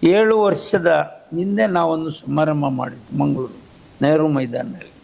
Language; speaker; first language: Kannada; native; Kannada